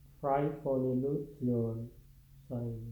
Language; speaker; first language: German; non-native, fluent; Sinhala